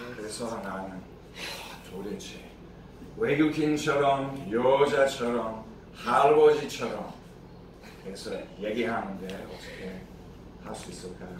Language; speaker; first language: Korean; non-native, fluent; English